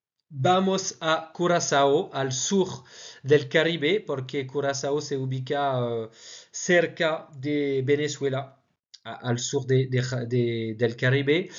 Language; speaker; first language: Spanish; non-native, fluent; French